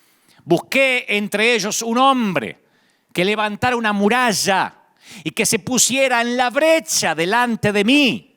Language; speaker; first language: Spanish; native; Spanish